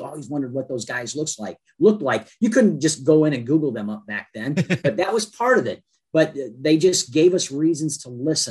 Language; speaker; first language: English; native; English